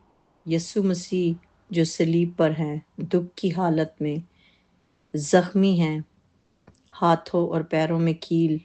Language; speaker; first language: Urdu; native; Urdu